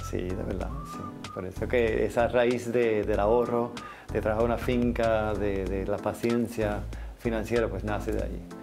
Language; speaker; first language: Spanish; non-native, fluent; English